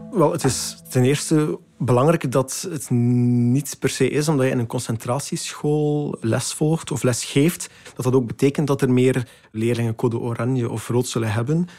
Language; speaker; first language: Dutch; native; Dutch